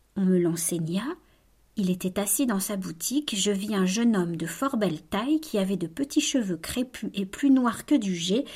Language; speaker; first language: French; native; French